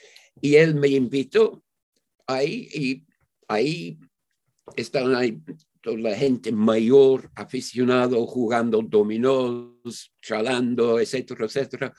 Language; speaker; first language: Spanish; non-native, fluent; English